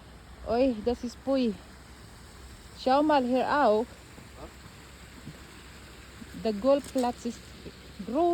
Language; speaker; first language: German; non-native, learner; Filipino